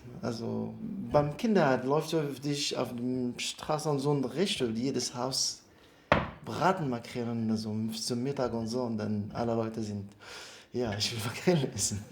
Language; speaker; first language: German; non-native, fluent; Arabic